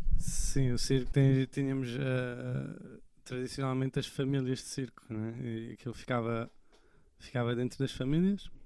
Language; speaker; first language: Portuguese; early bilingual, other home language; French